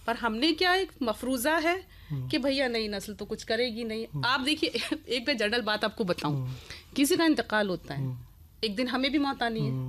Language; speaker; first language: Urdu; native; Urdu